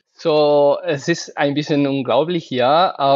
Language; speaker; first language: German; non-native, learner; Spanish